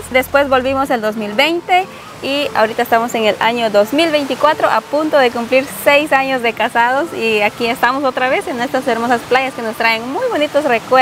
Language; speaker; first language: Spanish; native; Spanish